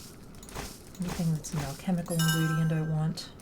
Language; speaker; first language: English; native; English